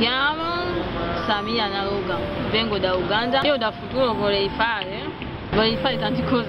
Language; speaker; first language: Italian; non-native, learner; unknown